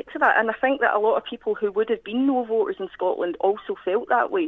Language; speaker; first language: English; native; English